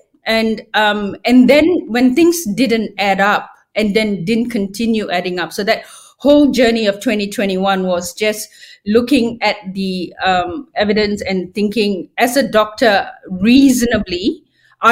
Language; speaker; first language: English; non-native, local second language; Tamil